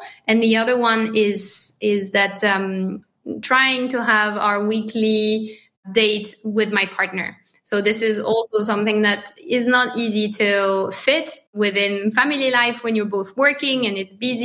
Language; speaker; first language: English; non-native, fluent; French